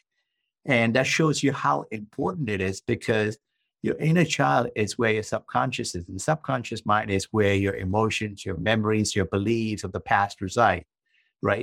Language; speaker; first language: English; non-native, local second language; Tamil